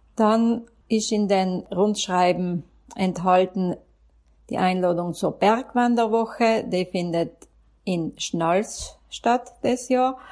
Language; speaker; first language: German; native; German